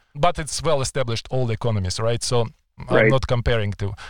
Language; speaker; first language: English; non-native, fluent; Ukrainian